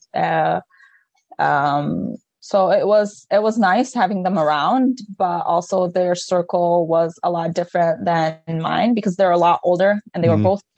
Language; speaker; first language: English; non-native, fluent; Arabic